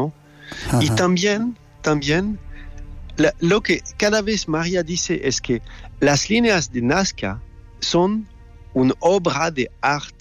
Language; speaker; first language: Spanish; non-native, learner; French